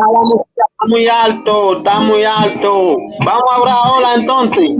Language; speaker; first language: Spanish; non-native, learner; Haitian Creole